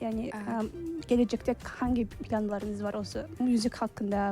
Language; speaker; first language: Turkish; non-native, learner; Kazakh